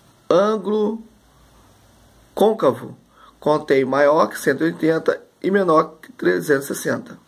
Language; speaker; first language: Portuguese; native; Portuguese